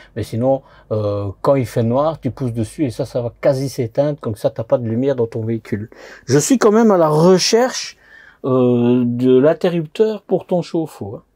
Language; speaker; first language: French; native; French